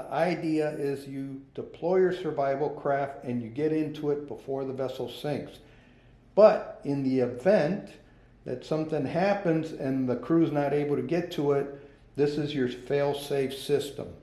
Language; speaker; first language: English; native; English